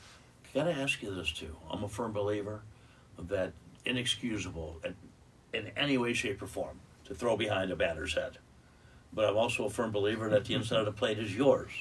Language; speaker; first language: English; native; English